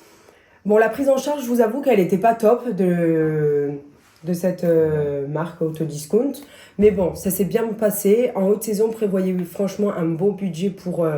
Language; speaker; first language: French; native; French